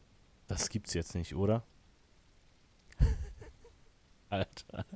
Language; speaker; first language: German; native; German